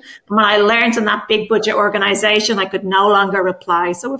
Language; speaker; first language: English; native; English